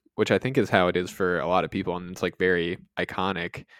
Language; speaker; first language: English; native; English